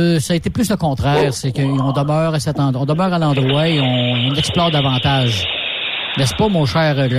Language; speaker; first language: French; native; French